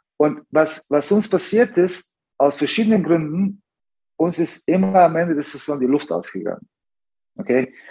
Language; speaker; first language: German; early bilingual, other home language; Serbian